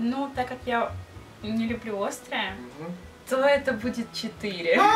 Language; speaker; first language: Russian; native; Russian